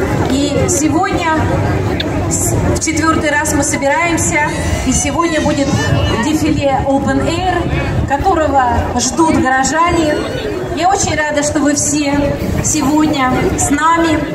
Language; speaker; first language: Russian; native; Russian